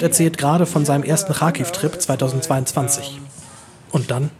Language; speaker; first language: German; native; German